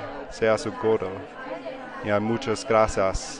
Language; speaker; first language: Spanish; non-native, learner; English